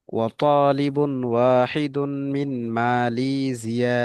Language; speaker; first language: Arabic; non-native, fluent; Bangla